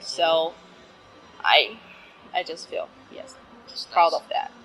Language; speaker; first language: English; non-native, learner; Chinese